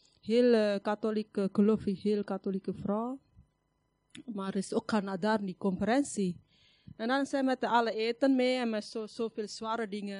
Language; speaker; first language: Dutch; non-native, learner; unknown